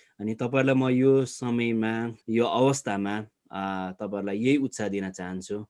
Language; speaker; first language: Nepali; native; Nepali